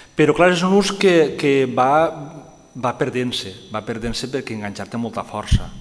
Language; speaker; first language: Catalan; native; Catalan